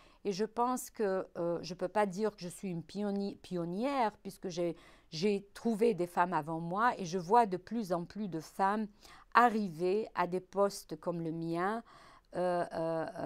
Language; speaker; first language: French; non-native, local second language; Arabic